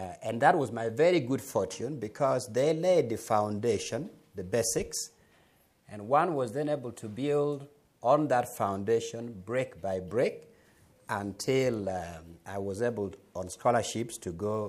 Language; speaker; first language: English; non-native, local second language; Acoli